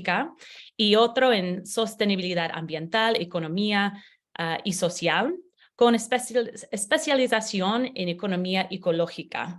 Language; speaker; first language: Spanish; non-native, learner; English